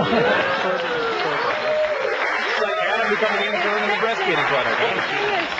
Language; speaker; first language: English; native; English